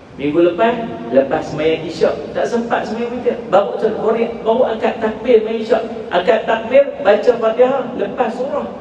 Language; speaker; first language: Malay; native; Malay